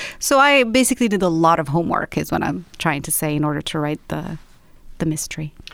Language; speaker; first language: English; non-native, fluent; Arabic